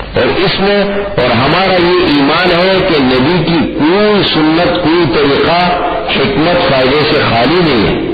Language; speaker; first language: Urdu; non-native, local second language; Pashto